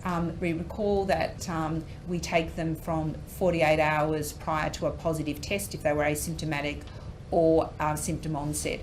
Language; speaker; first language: English; native; English